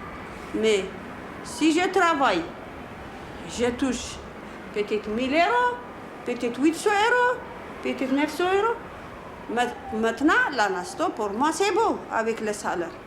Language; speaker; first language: French; non-native, learner; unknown